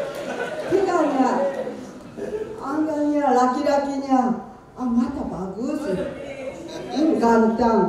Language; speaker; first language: Indonesian; non-native, learner; Japanese